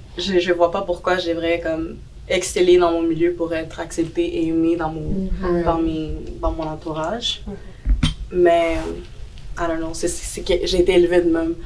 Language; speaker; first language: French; early bilingual, other home language; Spanish